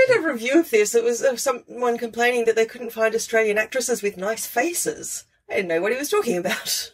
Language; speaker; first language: English; native; English